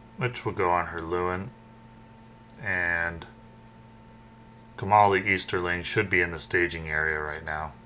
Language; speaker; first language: English; native; English